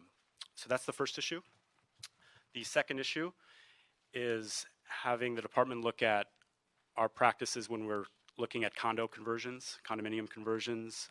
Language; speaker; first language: English; native; English